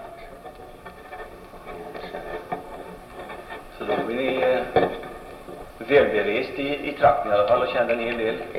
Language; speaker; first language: Swedish; native; Swedish